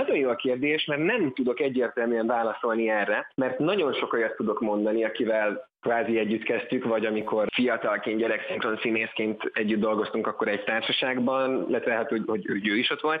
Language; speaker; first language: Hungarian; native; Hungarian